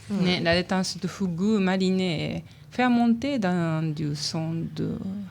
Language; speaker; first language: French; non-native, learner; Japanese